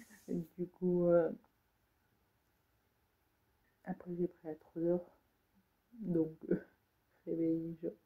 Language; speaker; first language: French; native; French